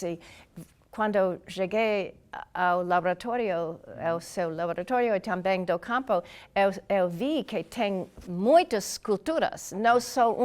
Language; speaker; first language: Portuguese; non-native, learner; English